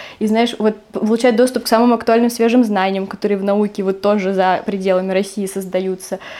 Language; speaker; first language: Russian; native; Russian